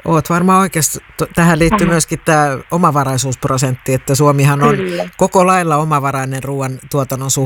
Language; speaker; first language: Finnish; native; Finnish